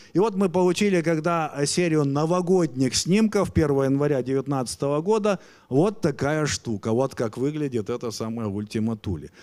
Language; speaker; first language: Russian; native; Russian